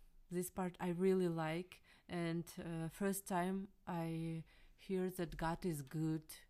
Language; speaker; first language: English; non-native, fluent; Kyrgyz